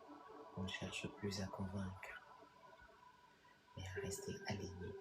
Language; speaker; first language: French; native; French